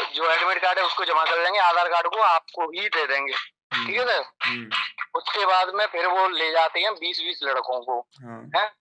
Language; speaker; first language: Hindi; native; Hindi